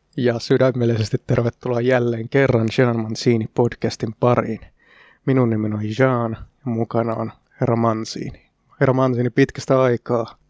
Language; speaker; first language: Finnish; native; Finnish